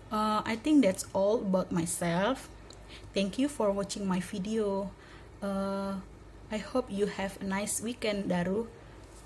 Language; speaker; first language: English; non-native, learner; Indonesian